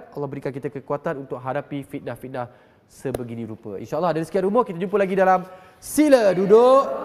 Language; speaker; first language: Malay; native; Malay